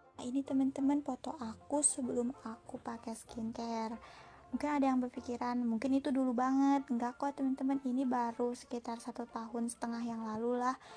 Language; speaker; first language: Indonesian; native; Indonesian